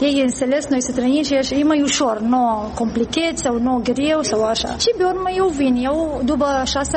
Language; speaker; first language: Romanian; non-native, learner; Arabic